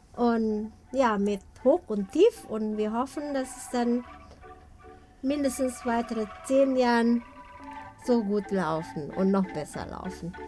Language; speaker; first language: German; non-native, fluent; Indonesian